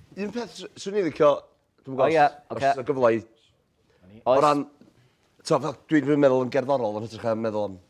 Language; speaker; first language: Welsh; native; Welsh